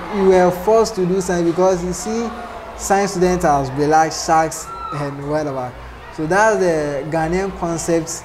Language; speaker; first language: English; non-native, local second language; Akan